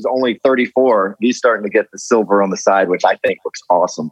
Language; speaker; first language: English; native; English